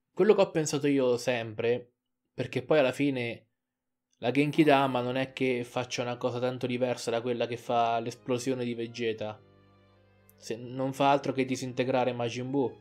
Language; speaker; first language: Italian; native; Italian